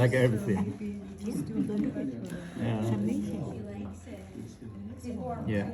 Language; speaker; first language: English; non-native, fluent; Chinese